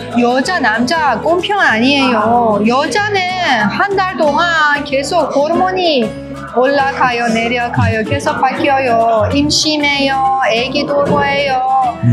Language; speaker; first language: Korean; non-native, learner; Persian